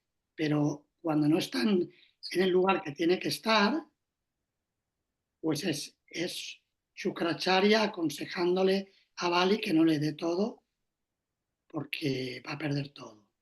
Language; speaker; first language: Spanish; native; Spanish